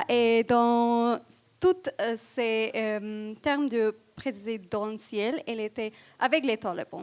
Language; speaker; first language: French; non-native, fluent; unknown